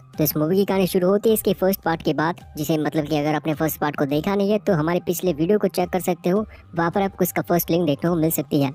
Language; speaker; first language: Hindi; native; Hindi